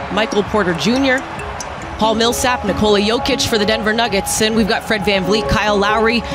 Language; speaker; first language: English; native; English